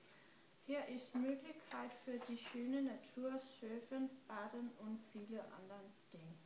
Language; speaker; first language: German; non-native, learner; Danish